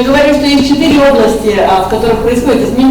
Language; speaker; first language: Russian; native; Russian